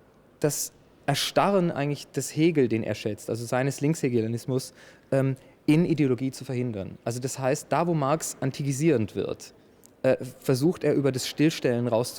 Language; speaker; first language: German; native; German